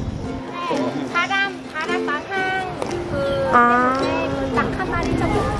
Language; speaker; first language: Korean; non-native, fluent; Vietnamese